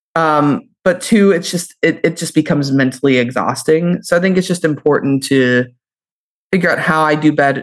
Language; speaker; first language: English; native; English